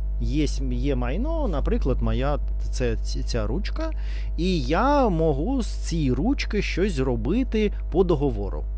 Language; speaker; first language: Ukrainian; non-native, learner; Russian